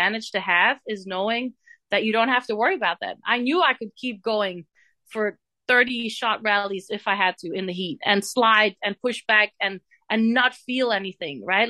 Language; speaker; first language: English; non-native, fluent; Dutch